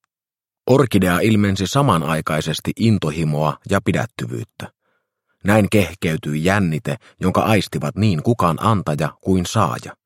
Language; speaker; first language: Finnish; native; Finnish